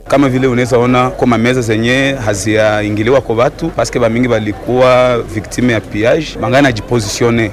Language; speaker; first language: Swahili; native; Swahili